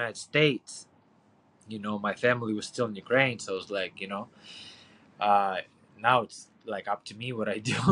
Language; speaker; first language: English; non-native, fluent; Ukrainian